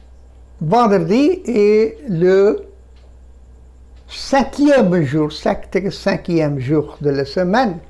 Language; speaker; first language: French; non-native, fluent; Bangla